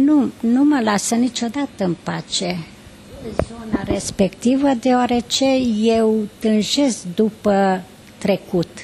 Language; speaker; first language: Romanian; non-native, local second language; Hungarian